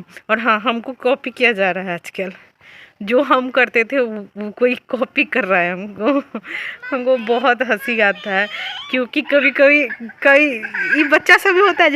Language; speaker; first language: Hindi; native; Hindi